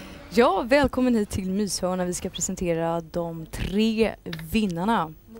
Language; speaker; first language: Swedish; native; Swedish